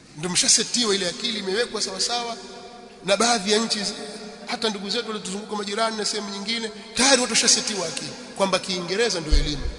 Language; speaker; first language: Swahili; native; Swahili